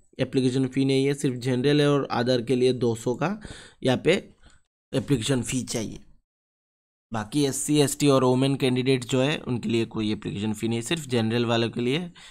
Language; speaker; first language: Hindi; non-native, local second language; Bangla